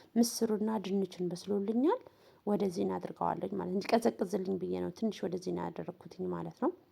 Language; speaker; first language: Amharic; non-native, local second language; Tigrinya